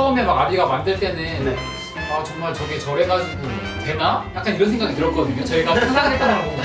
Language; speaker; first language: Korean; native; Korean